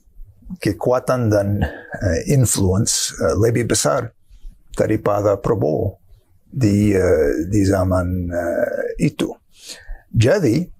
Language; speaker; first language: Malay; non-native, fluent; English